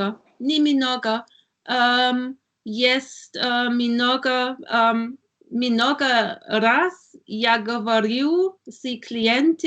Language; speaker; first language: Russian; non-native, learner; German